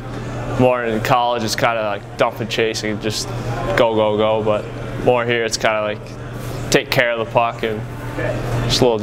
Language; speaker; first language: English; native; English